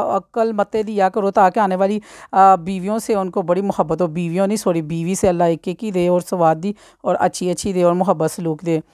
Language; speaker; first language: Urdu; non-native, local second language; Punjabi